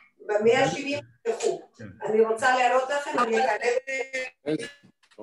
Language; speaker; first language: Hebrew; non-native, fluent; Spanish